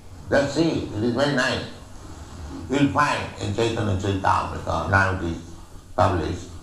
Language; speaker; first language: English; non-native, local second language; Bangla